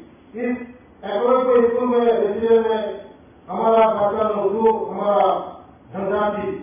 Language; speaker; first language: Hindi; non-native, local second language; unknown